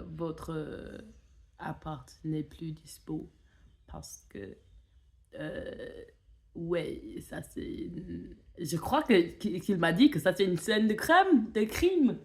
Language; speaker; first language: French; non-native, fluent; English